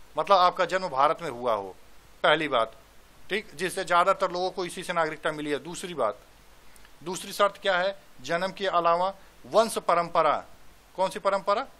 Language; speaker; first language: Hindi; native; Hindi